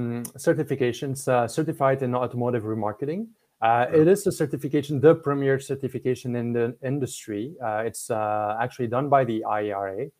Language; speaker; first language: English; non-native, fluent; French